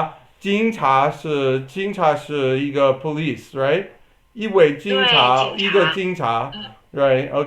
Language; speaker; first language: Chinese; non-native, learner; English